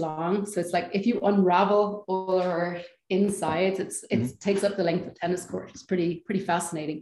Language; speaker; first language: English; native; English